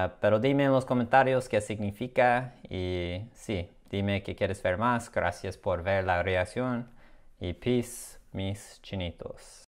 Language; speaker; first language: Spanish; non-native, learner; English